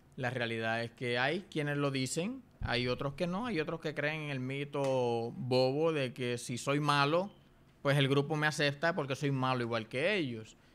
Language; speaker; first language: Spanish; native; Spanish